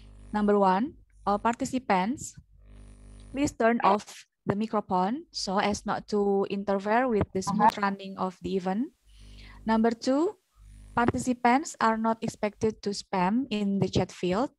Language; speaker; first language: English; non-native, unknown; Indonesian